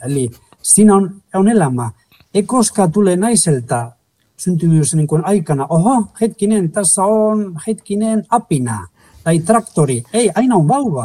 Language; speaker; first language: Finnish; non-native, fluent; Spanish